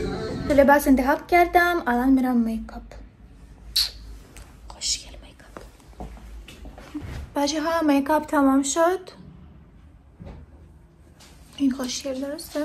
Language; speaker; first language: Persian; non-native, learner; Turkish